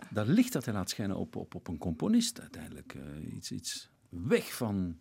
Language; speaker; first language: Dutch; native; Dutch